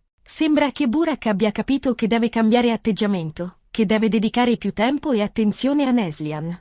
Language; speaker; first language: Italian; native; Italian